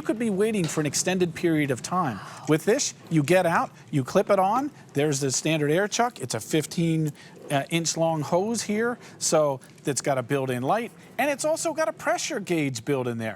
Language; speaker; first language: English; native; English